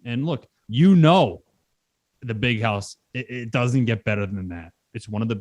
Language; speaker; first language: English; native; English